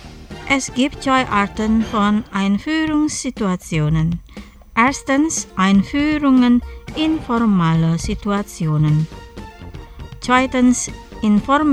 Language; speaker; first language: German; non-native, fluent; Indonesian